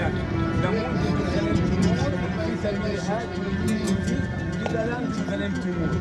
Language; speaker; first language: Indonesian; non-native, learner; Arabic